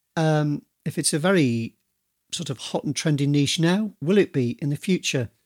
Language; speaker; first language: English; native; English